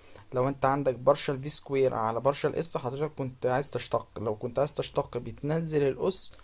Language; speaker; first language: Arabic; native; Arabic